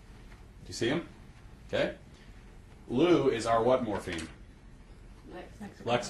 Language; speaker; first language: English; native; English